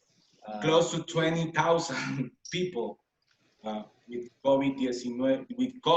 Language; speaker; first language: English; non-native, learner; Spanish